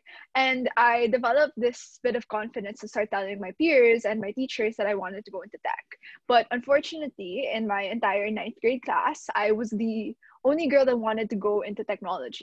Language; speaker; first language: English; non-native, local second language; Filipino